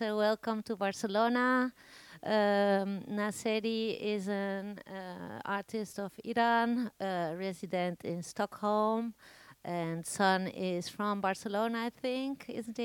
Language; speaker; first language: English; non-native, learner; Spanish